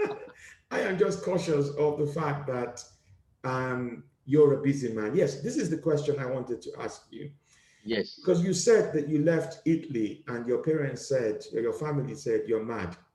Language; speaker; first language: English; non-native, fluent; Italian